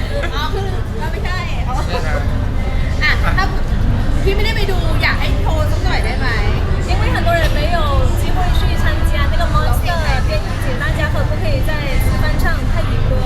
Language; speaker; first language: Chinese; non-native, fluent; Thai